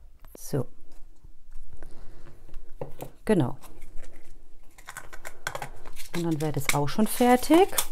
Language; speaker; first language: German; native; German